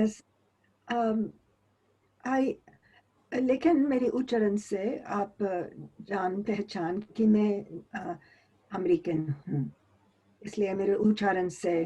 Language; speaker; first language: Hindi; non-native, learner; English